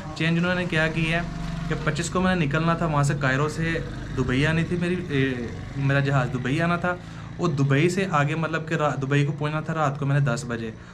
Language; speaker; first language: Urdu; non-native, local second language; Punjabi